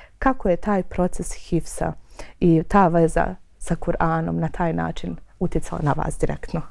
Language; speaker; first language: Bosnian; native; Bosnian